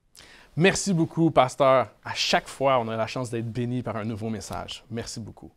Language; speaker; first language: French; native; French